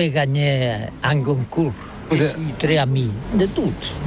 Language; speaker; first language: French; non-native, learner; Catalan